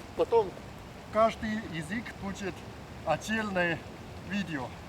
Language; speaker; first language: Russian; non-native, learner; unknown